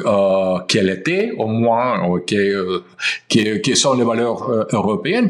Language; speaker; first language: French; non-native, fluent; Russian